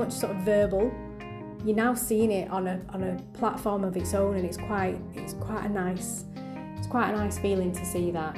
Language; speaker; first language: English; native; English